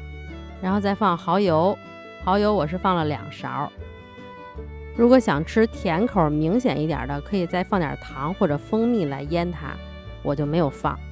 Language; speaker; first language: Chinese; native; Chinese